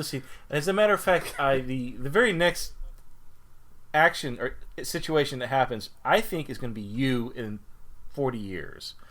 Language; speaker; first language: English; native; English